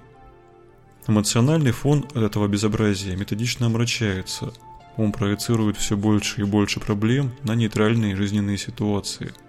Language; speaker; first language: Russian; native; Russian